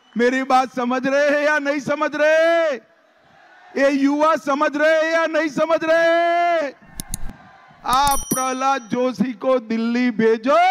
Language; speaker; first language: Hindi; non-native, local second language; Gujarati